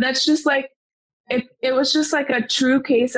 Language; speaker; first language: English; non-native, local second language; Hiligaynon